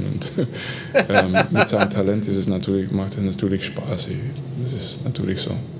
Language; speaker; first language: German; non-native, fluent; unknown